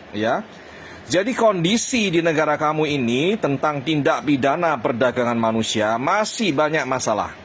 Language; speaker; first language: Indonesian; native; Indonesian